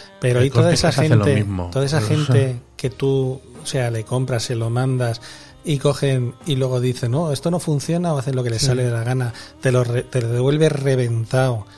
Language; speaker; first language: Spanish; native; Spanish